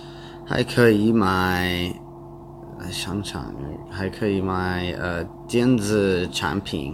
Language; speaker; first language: Chinese; non-native, learner; English